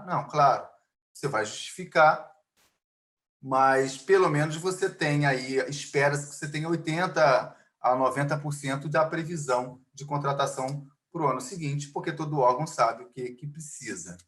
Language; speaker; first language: Portuguese; native; Portuguese